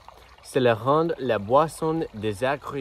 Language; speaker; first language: French; non-native, learner; English